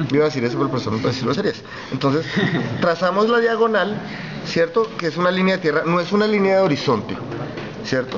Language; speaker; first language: Spanish; native; Spanish